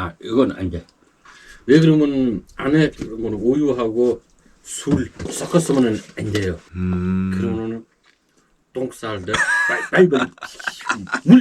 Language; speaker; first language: Korean; non-native, learner; Mongolian